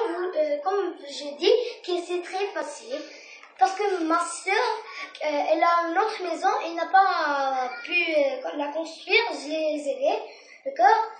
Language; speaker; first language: French; non-native, learner; Arabic